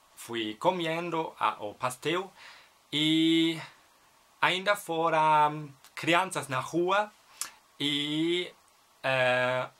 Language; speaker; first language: Portuguese; non-native, fluent; German